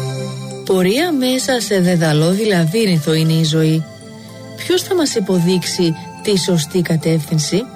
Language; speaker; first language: Greek; native; Greek